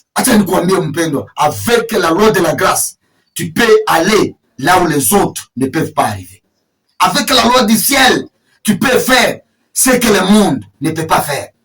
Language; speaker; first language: French; non-native, local second language; Swahili